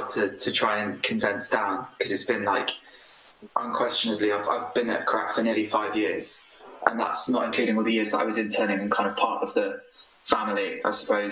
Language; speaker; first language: English; native; English